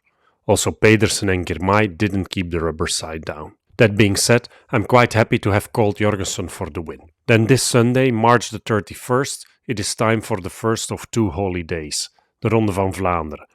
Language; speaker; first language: English; non-native, fluent; Dutch